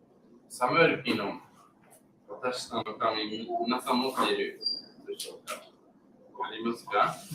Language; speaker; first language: Japanese; non-native, learner; English